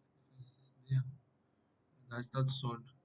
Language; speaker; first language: Portuguese; native; Portuguese